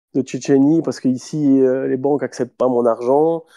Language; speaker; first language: French; native; French